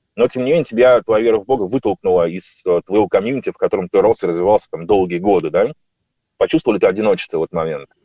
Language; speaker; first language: Russian; native; Russian